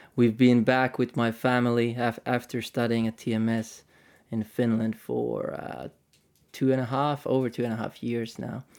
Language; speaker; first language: English; non-native, fluent; Finnish